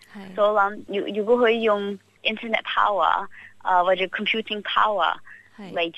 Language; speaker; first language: Cantonese; early bilingual, heritage; Cantonese